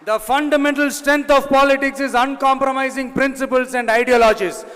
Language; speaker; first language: English; non-native, local second language; Tamil